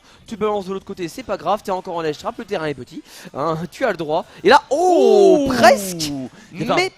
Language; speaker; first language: French; native; French